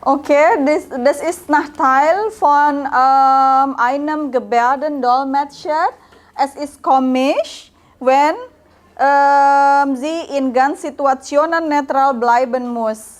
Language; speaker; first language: German; non-native, learner; Indonesian